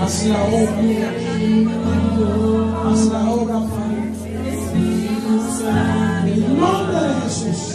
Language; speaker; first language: Spanish; native; Spanish